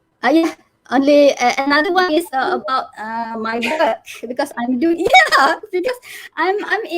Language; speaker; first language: English; non-native, learner; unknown